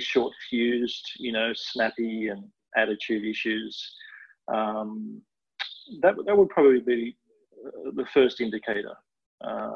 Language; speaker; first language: English; native; English